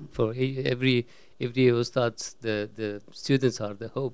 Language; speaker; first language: English; non-native, fluent; Persian